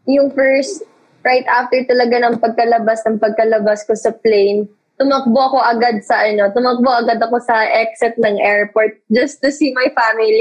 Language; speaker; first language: Filipino; non-native, local second language; Cebuano